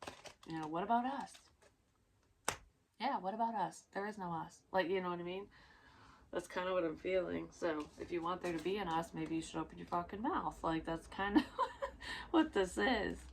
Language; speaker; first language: English; native; English